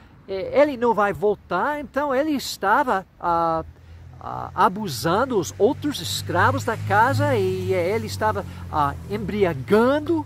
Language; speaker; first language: Portuguese; non-native, fluent; English